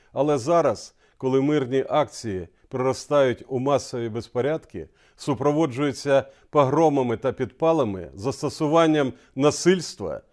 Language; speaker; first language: Ukrainian; non-native, local second language; Russian